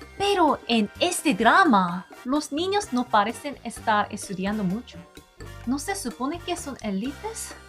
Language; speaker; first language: Spanish; non-native, learner; Korean